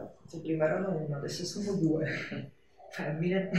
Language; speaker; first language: Italian; native; Italian